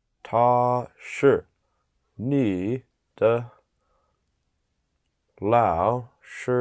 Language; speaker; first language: Chinese; non-native, learner; English